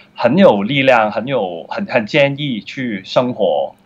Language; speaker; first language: Chinese; non-native, fluent; Cantonese